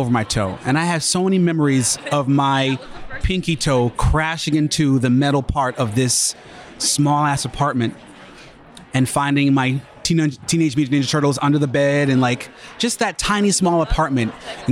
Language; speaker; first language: English; native; English